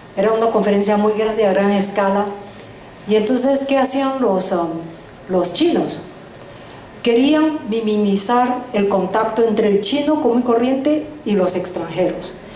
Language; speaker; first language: Spanish; early bilingual, other home language; Chinese